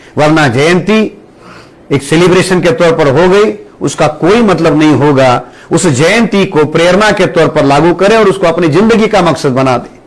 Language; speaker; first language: Hindi; non-native, local second language; Marathi